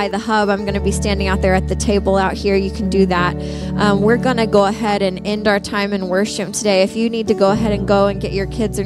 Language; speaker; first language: English; native; English